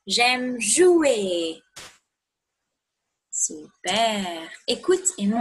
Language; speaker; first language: French; non-native, fluent; English